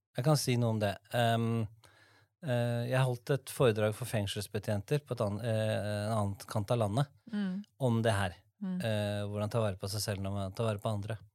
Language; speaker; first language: Norwegian; native; Norwegian